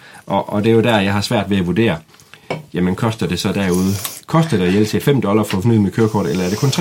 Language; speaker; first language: Danish; native; Danish